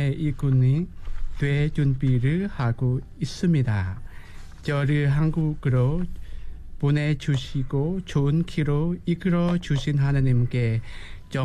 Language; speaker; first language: Korean; non-native, fluent; Burmese